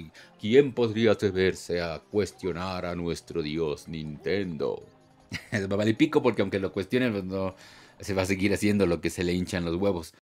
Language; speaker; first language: Spanish; native; Spanish